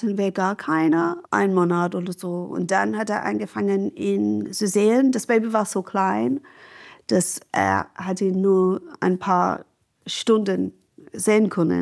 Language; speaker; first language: German; non-native, fluent; English